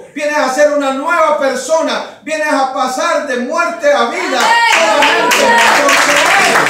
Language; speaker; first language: Spanish; native; Spanish